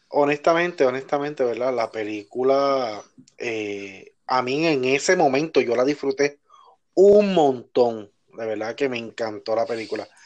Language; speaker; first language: Spanish; native; Spanish